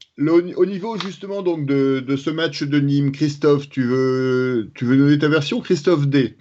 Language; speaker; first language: French; native; French